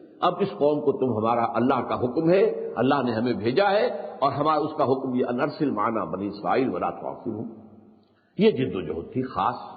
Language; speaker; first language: Urdu; native; Urdu